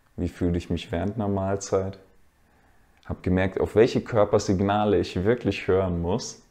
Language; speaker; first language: German; native; German